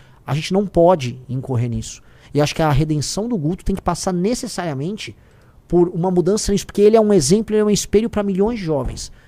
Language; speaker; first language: Portuguese; native; Portuguese